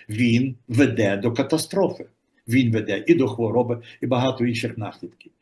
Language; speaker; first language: Ukrainian; native; Ukrainian